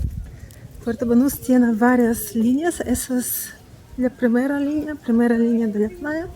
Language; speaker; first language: Spanish; non-native, fluent; Russian